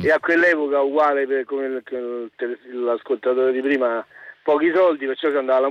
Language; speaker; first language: Italian; native; Italian